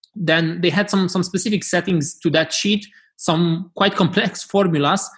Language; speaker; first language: English; non-native, fluent; Romanian